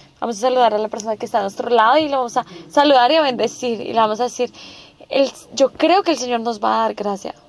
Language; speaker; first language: Spanish; non-native, fluent; Korean